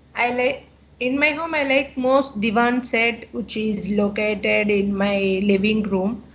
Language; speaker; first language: English; non-native, local second language; Telugu